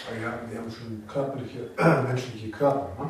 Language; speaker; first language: German; native; German